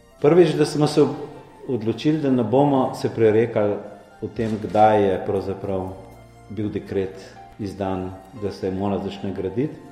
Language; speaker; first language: Slovenian; native; Slovenian